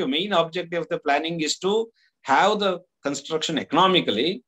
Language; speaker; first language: English; non-native, local second language; Kannada